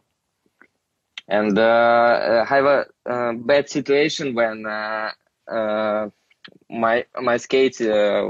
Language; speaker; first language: English; non-native, learner; Russian